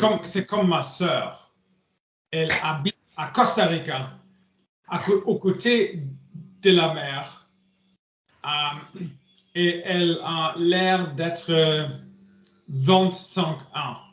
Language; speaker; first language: French; non-native, learner; English